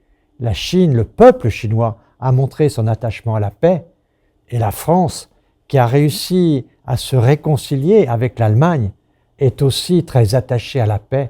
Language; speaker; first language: French; native; French